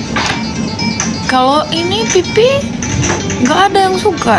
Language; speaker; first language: Indonesian; native; Indonesian